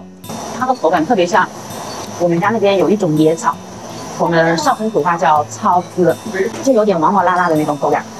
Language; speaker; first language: Chinese; native; Chinese